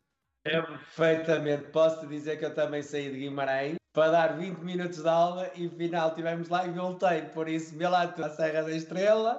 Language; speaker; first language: Portuguese; native; Portuguese